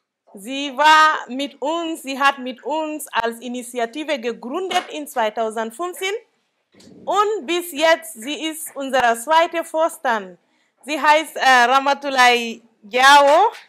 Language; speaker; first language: German; non-native, local second language; Mandingo